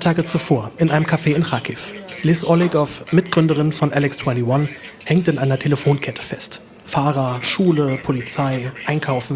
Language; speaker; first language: German; native; German